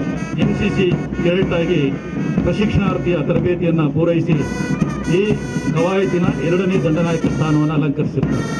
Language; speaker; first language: Kannada; native; Kannada